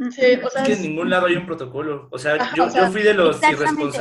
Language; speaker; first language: Spanish; native; Spanish